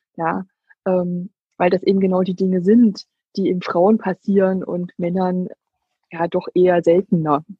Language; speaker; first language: German; native; German